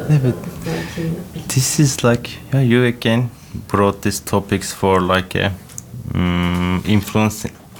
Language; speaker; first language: English; non-native, fluent; Turkish